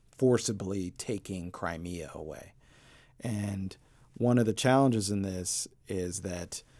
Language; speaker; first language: English; native; English